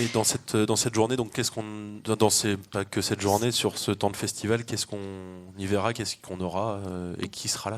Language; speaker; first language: French; native; French